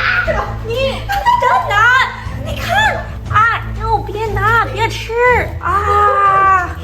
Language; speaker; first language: Chinese; early bilingual, heritage; English